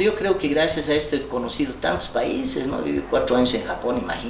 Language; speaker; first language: Spanish; native; Spanish